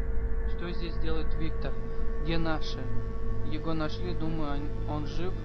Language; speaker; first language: Russian; native; Russian